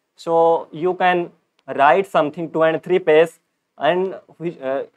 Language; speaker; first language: English; non-native, local second language; Hindi